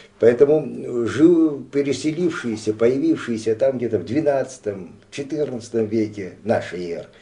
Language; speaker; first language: Russian; non-native, local second language; Abkhazian